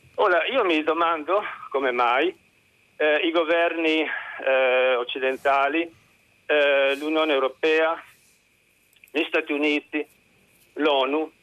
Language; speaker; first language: Italian; native; Italian